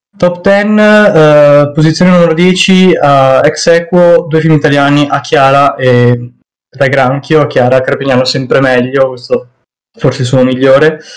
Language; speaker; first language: Italian; native; Italian